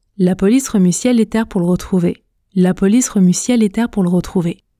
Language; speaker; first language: French; native; French